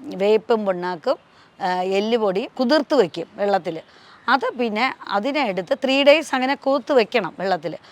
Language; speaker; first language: Malayalam; non-native, local second language; Tamil